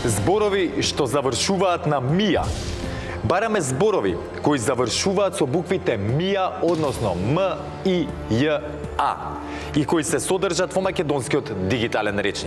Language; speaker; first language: Macedonian; native; Macedonian